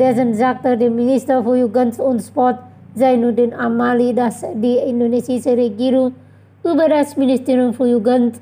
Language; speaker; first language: German; non-native, fluent; Indonesian